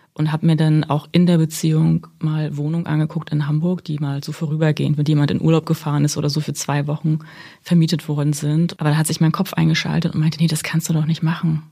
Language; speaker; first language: German; early bilingual, other home language; Russian